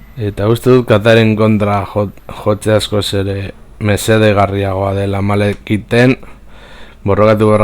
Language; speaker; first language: Basque; native; Basque